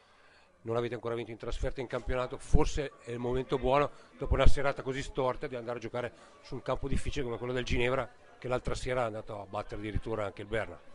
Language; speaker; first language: Italian; native; Italian